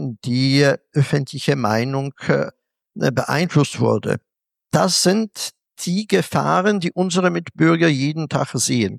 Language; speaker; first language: German; non-native, fluent; Polish